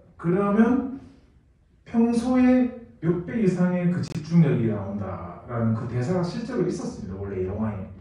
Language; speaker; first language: Korean; native; Korean